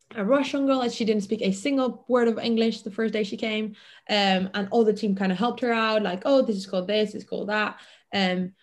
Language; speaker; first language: English; non-native, fluent; Catalan